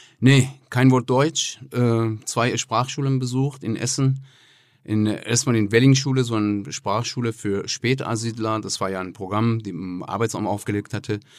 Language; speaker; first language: German; non-native, fluent; Persian